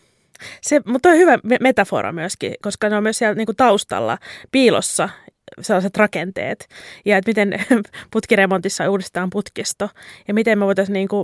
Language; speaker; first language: Finnish; native; Finnish